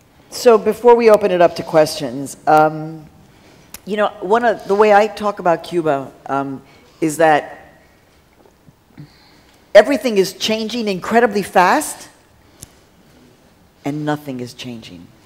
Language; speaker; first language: English; early bilingual, other home language; Spanish